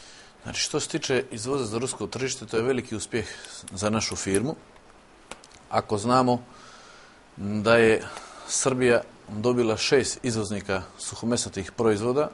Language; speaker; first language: Serbian; native; Serbian